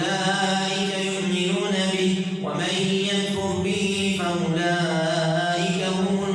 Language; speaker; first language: Arabic; native; Arabic